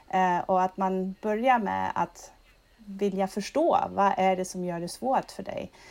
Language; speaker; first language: Swedish; non-native, fluent; German